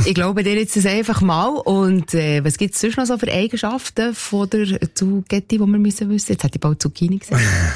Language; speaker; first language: German; native; German